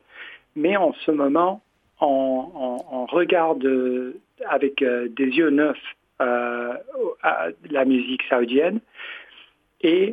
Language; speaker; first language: French; non-native, fluent; English